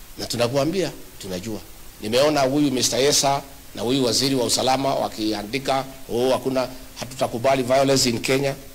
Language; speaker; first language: Swahili; native; Swahili